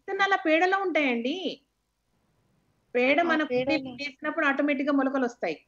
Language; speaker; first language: Telugu; native; Telugu